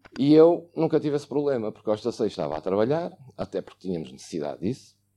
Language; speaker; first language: Portuguese; native; Portuguese